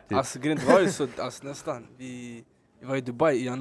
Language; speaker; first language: Swedish; early bilingual, other home language; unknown